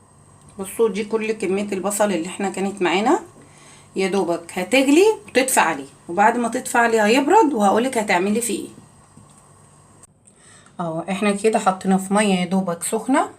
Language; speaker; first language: Arabic; native; Arabic